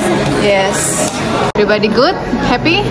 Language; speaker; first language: English; non-native, learner; Indonesian